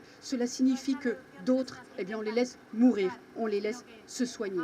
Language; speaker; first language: French; native; French